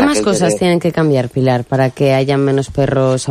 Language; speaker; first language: Spanish; native; Spanish